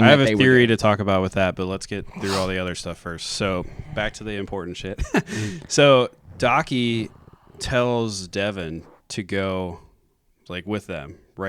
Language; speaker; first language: English; native; English